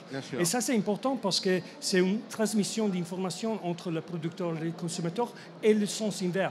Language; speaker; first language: French; non-native, fluent; English